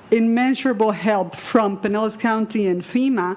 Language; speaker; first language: English; non-native, fluent; Spanish